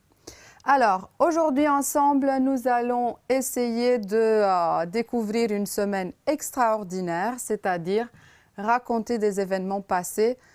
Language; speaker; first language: French; non-native, fluent; Romanian